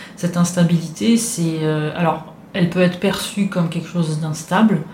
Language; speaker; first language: French; non-native, fluent; Italian